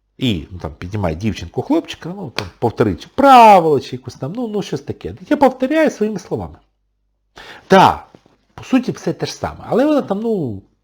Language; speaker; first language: Ukrainian; non-native, local second language; Russian